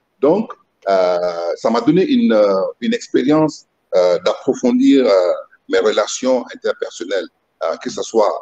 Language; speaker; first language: French; non-native, local second language; Mossi